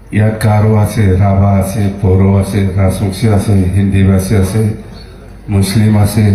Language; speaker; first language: Assamese; non-native, local second language; Bodo